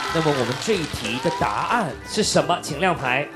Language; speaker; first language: Chinese; native; Chinese